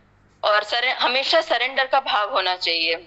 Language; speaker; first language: Hindi; native; Hindi